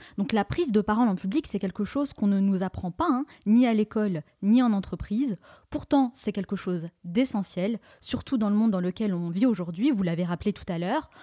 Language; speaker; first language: French; native; French